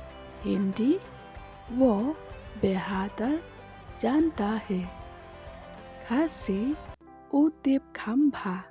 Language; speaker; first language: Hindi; non-native, local second language; Khasi